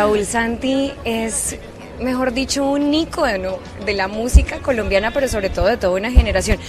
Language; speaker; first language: Spanish; native; Spanish